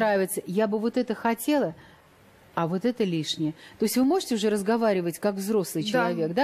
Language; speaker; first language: Russian; native; Russian